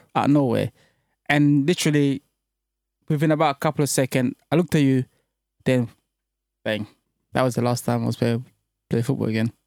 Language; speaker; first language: English; early bilingual, other home language; French